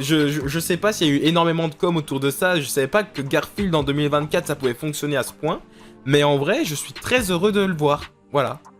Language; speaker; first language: French; native; French